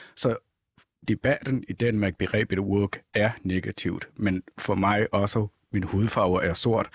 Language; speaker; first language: Danish; non-native, fluent; Somali